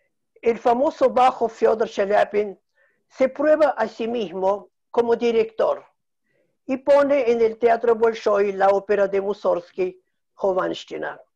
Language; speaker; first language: Spanish; non-native, fluent; Russian